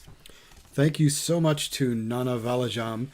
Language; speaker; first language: English; native; English